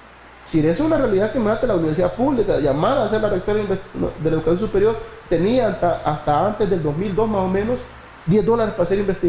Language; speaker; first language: Spanish; native; Spanish